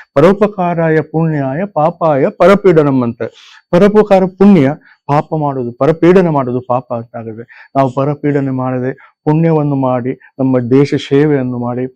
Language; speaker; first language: Kannada; non-native, local second language; Konkani